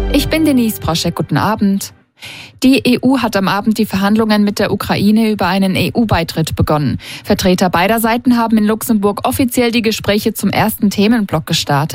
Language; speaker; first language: German; native; German